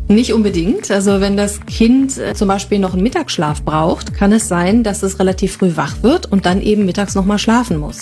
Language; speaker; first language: German; native; German